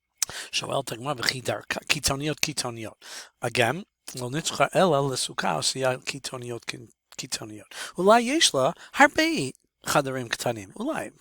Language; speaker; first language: Hebrew; non-native, fluent; English